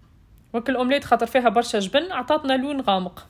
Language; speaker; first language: Arabic; native; Arabic